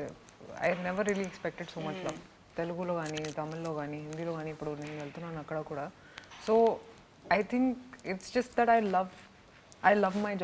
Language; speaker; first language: Telugu; non-native, fluent; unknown